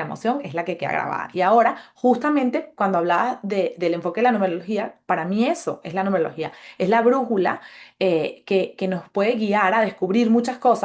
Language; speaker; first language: Spanish; native; Spanish